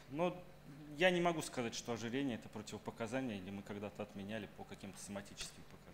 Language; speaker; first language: Russian; native; Russian